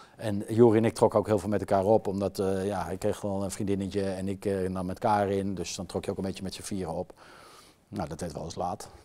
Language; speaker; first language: Dutch; native; Dutch